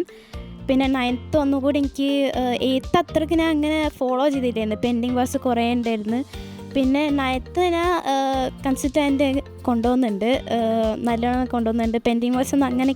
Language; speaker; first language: Malayalam; early bilingual, heritage; Malayalam